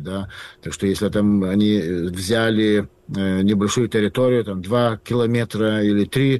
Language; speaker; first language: Russian; non-native, fluent; Lithuanian